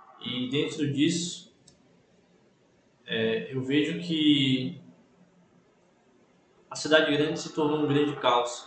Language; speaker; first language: Portuguese; native; Portuguese